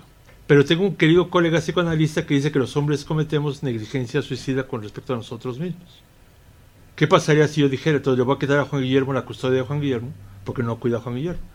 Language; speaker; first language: Spanish; native; Spanish